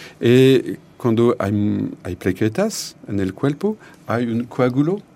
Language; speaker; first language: Spanish; non-native, learner; French